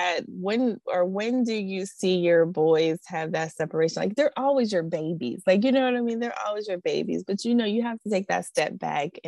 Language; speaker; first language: English; native; English